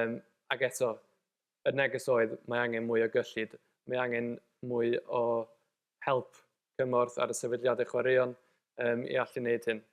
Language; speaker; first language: Welsh; native; Welsh